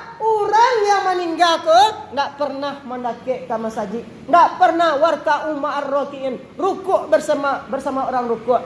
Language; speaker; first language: Malay; non-native, local second language; Minangkabau